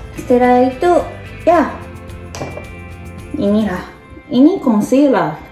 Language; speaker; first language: Indonesian; non-native, learner; Japanese